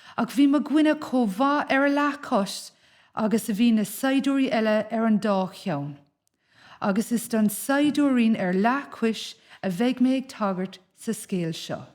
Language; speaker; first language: Irish; native; Irish